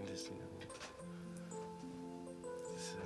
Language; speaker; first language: Dutch; non-native, learner; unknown